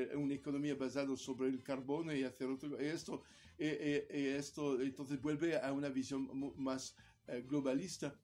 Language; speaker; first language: Spanish; non-native, fluent; Italian